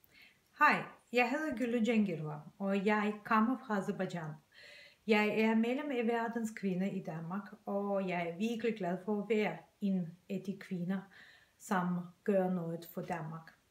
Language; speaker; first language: Danish; non-native, fluent; Azerbaijani